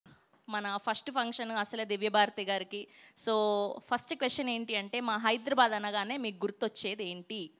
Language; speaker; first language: Telugu; native; Telugu